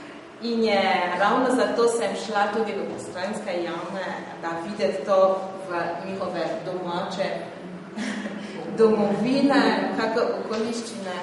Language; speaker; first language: Slovenian; non-native, fluent; French